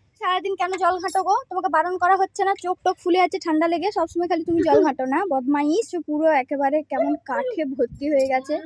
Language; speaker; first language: Bangla; non-native, local second language; Santali